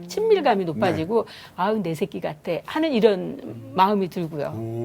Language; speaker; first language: Korean; native; Korean